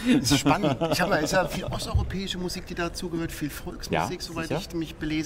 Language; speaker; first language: German; native; German